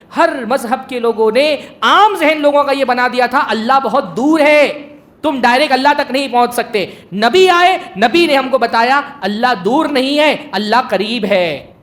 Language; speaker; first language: Urdu; native; Urdu